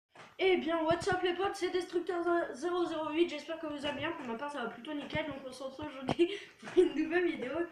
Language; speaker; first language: French; native; French